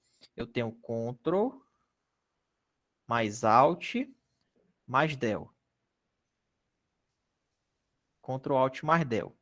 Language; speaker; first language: Portuguese; native; Portuguese